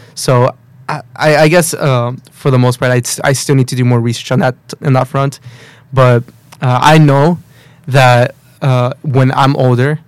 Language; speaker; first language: English; early bilingual, other home language; Spanish